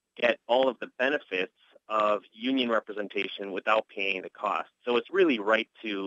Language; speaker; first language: English; native; English